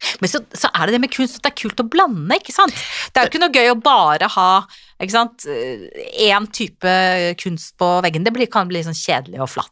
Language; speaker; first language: Norwegian; native; Norwegian